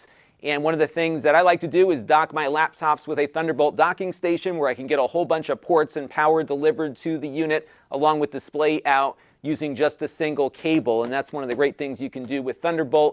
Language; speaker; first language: English; native; English